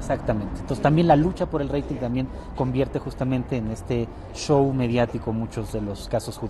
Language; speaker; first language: Spanish; native; Spanish